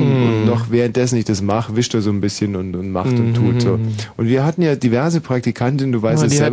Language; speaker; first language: German; native; German